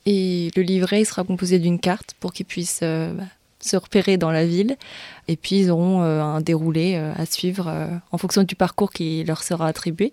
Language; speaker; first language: French; native; French